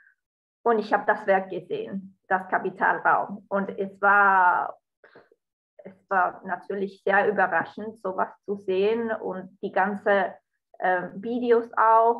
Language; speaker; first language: German; non-native, fluent; Spanish